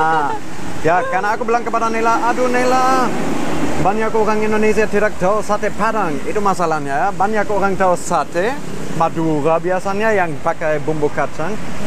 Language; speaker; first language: Indonesian; non-native, fluent; German